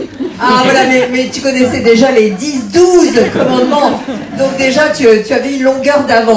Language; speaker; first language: French; native; French